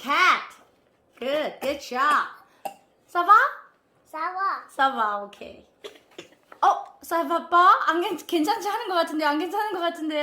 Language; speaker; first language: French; non-native, learner; Korean